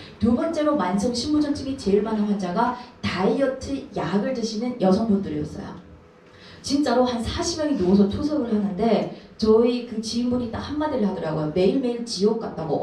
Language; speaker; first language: Korean; early bilingual, heritage; Korean